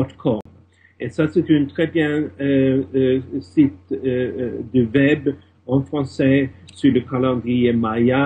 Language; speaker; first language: French; non-native, fluent; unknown